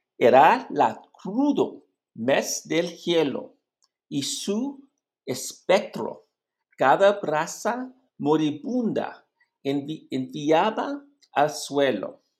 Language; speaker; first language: Spanish; non-native, learner; English